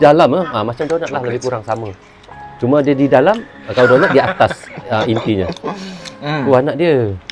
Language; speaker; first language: Malay; native; Malay